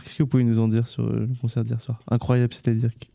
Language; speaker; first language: French; native; French